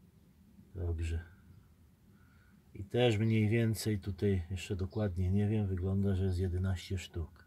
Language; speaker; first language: Polish; native; Polish